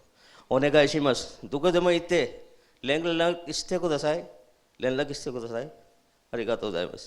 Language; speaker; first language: Japanese; non-native, learner; Urdu